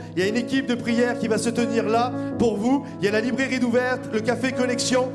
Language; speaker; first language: French; native; French